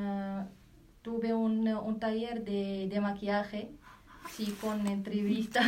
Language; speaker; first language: Spanish; non-native, learner; Arabic